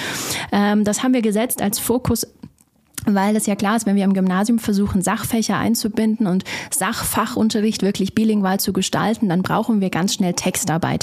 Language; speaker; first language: German; native; German